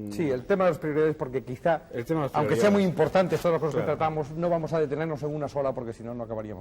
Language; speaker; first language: Spanish; native; Spanish